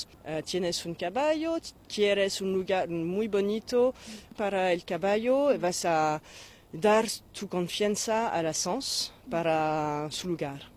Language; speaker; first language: Spanish; non-native, fluent; French